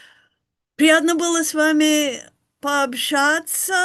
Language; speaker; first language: Russian; non-native, fluent; English